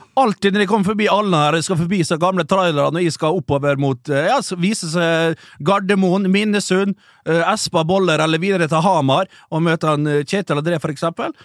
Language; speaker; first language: Norwegian; early bilingual, other home language; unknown